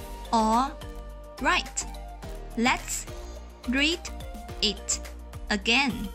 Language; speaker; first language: English; non-native, fluent; Chinese